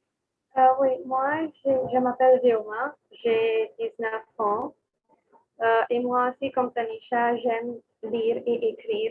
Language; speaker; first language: French; non-native, learner; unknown